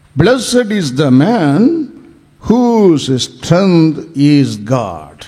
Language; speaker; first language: English; non-native, local second language; Malayalam